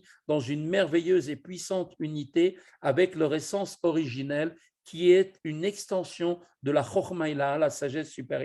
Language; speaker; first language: French; native; French